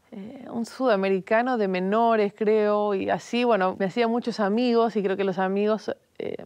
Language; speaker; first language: Spanish; native; Spanish